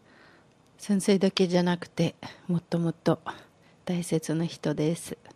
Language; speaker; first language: Japanese; non-native, fluent; Russian